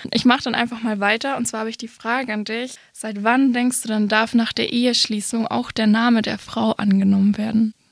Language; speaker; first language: German; native; German